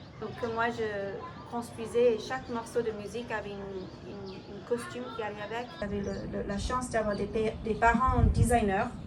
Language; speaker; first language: French; non-native, fluent; English